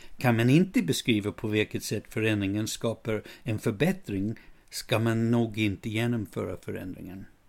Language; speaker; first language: Swedish; non-native, fluent; English